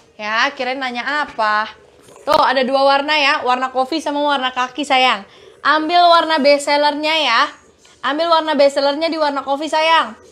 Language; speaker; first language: Indonesian; native; Indonesian